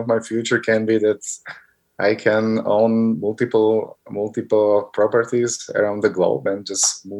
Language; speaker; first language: English; non-native, fluent; Slovak